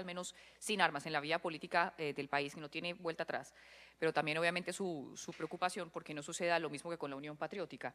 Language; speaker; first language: Spanish; native; Spanish